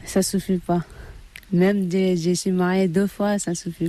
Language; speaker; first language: French; non-native, learner; Tibetan